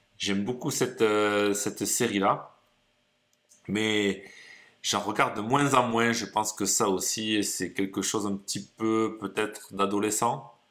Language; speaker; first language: French; native; French